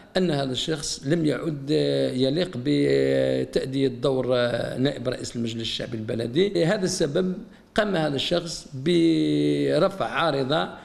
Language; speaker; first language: Arabic; native; Arabic